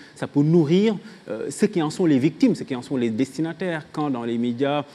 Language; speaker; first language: French; non-native, local second language; Wolof